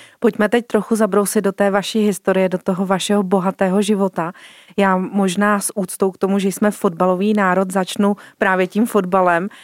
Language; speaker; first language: Czech; native; Czech